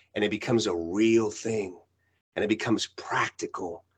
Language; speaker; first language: English; early bilingual, other home language; Spanish